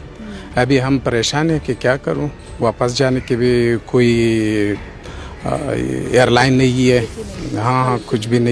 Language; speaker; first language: Hindi; non-native, local second language; Persian